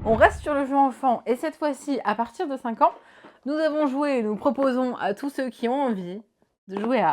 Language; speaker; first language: French; native; French